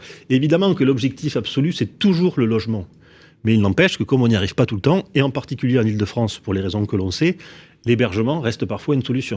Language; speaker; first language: French; native; French